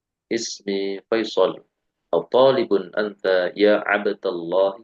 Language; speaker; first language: Arabic; non-native, fluent; Indonesian